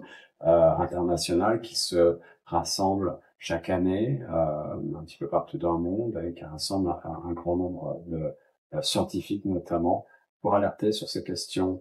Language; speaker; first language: French; native; French